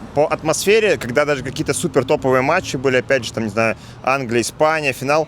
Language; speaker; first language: Russian; native; Russian